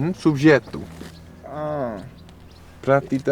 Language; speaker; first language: Portuguese; non-native, learner; Dutch